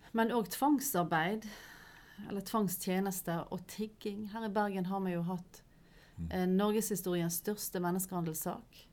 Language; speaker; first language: Norwegian; native; Norwegian